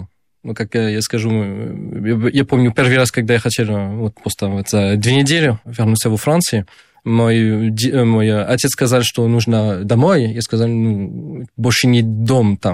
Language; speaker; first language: Russian; non-native, fluent; French